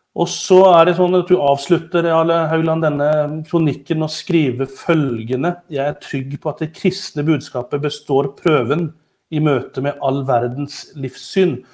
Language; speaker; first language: Norwegian; native; Norwegian